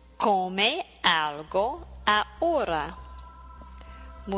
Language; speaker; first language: Spanish; non-native, fluent; English